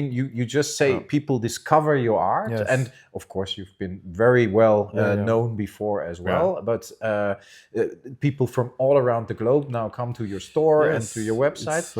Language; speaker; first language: English; non-native, fluent; German